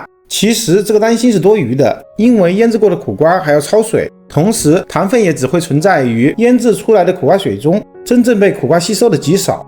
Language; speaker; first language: Chinese; native; Chinese